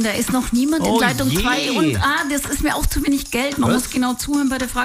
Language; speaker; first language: German; native; German